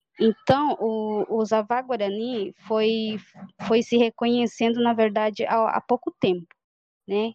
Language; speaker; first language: Portuguese; non-native, local second language; Guarani